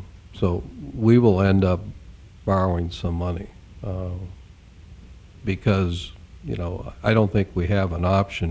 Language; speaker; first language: English; native; English